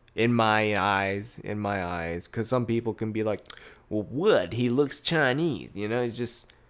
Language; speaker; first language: English; native; English